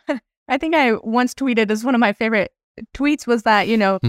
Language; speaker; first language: English; non-native, local second language; Hindi